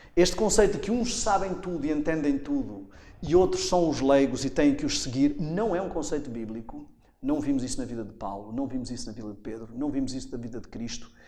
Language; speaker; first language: Portuguese; native; Portuguese